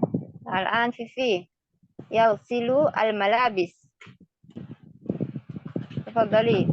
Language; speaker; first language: Arabic; non-native, fluent; Indonesian